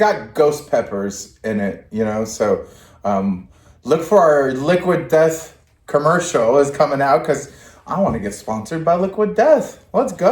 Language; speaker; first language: English; native; English